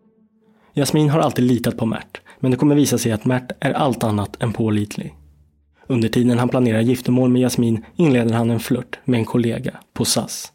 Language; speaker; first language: Swedish; native; Swedish